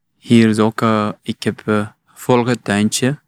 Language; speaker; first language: Dutch; non-native, learner; Persian